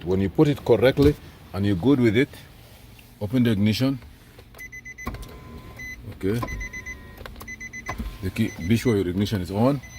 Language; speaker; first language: English; non-native, fluent; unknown